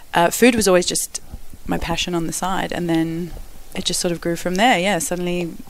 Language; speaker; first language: English; native; English